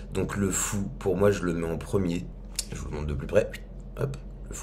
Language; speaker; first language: French; native; French